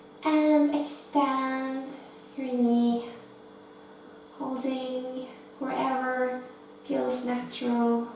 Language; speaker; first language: English; non-native, fluent; Norwegian